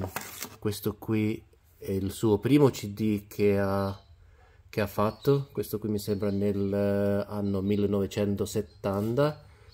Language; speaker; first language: Italian; early bilingual, heritage; Italian